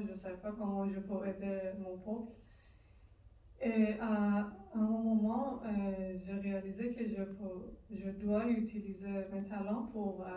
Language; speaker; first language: French; non-native, learner; Persian